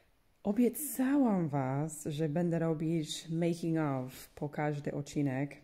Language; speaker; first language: Polish; non-native, fluent; English